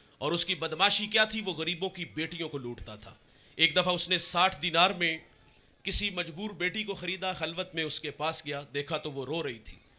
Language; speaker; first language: Urdu; non-native, local second language; Punjabi